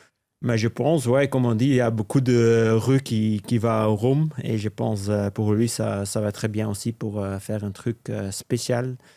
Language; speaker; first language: French; non-native, local second language; Dutch